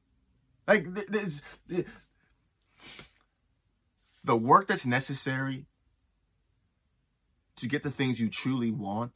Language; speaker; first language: English; native; English